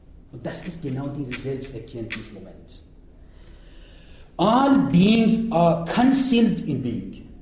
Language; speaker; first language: German; non-native, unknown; Persian